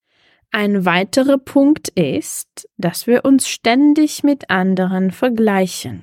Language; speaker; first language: German; non-native, fluent; Czech